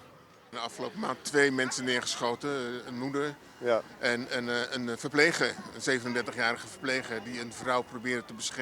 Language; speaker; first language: Dutch; native; Dutch